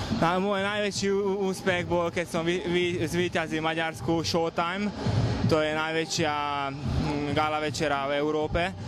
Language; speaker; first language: Slovak; non-native, local second language; Hungarian